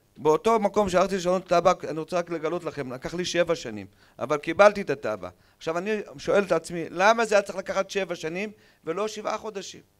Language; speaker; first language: Hebrew; native; Hebrew